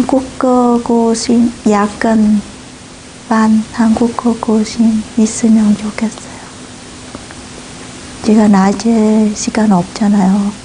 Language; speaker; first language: Korean; non-native, learner; Vietnamese